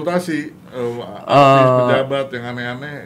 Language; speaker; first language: Indonesian; native; Indonesian